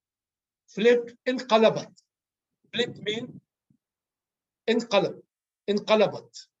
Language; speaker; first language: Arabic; non-native, learner; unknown